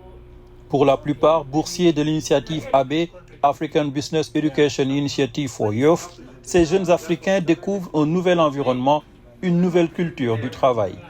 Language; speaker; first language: French; native; French